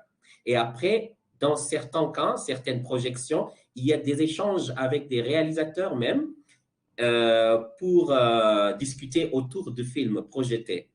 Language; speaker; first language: French; non-native, fluent; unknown